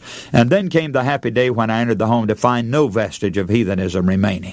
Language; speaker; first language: English; native; English